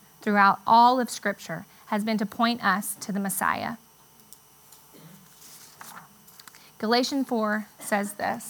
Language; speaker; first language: English; native; English